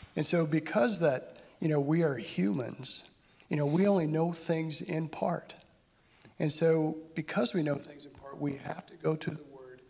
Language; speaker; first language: English; native; English